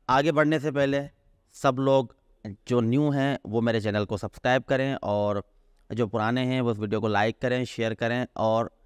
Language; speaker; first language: Urdu; non-native, local second language; Sindhi